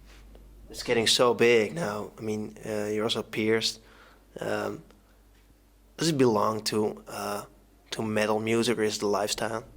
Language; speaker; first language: English; non-native, fluent; Dutch